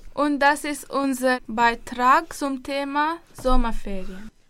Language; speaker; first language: German; non-native, learner; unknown